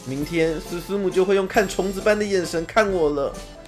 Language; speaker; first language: Chinese; native; Chinese